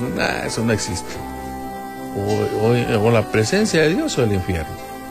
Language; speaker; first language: Spanish; native; Spanish